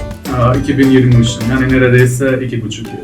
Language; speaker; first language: Turkish; non-native, fluent; Macedonian